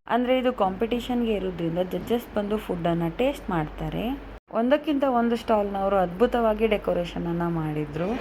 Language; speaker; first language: Kannada; non-native, local second language; Tulu